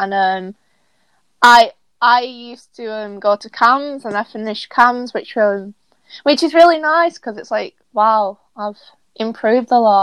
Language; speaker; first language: English; native; English